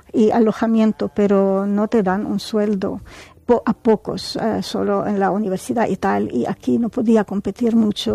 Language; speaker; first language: Spanish; non-native, fluent; Arabic